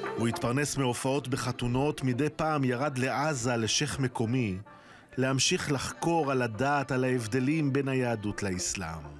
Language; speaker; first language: Hebrew; native; Hebrew